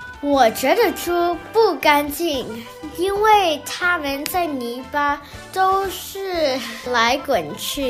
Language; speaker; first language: Chinese; early bilingual, heritage; Chinese